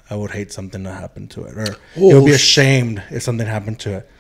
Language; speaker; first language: English; early bilingual, heritage; Spanish